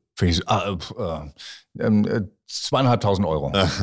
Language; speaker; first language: German; native; German